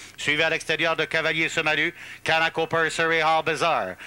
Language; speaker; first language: French; native; French